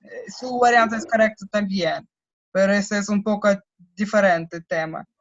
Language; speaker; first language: Spanish; non-native, learner; Russian